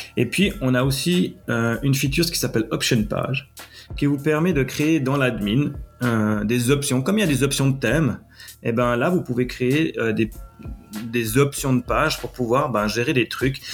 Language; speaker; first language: French; native; French